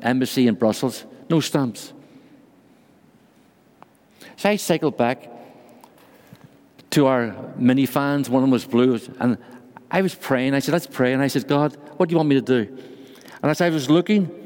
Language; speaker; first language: English; native; English